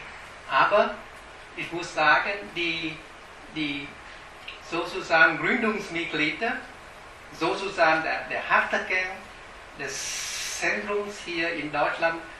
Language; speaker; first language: German; non-native, fluent; Vietnamese